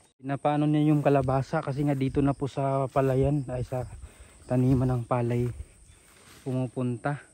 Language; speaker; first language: Filipino; non-native, local second language; Cebuano